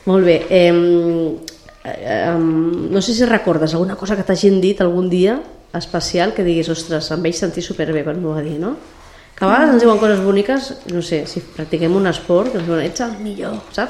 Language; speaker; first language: Catalan; native; Catalan